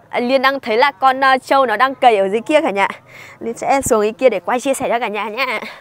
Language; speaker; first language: Vietnamese; non-native, local second language; Hmong